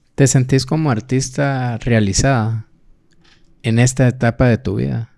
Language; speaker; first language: Spanish; native; Spanish